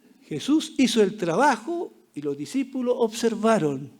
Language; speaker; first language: Spanish; native; Spanish